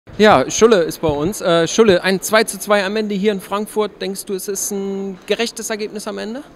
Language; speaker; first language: German; native; German